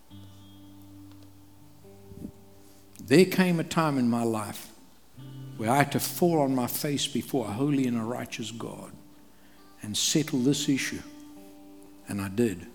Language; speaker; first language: English; native; English